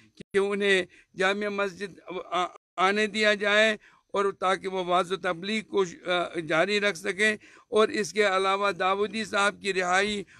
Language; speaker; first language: Urdu; non-native, local second language; Kashmiri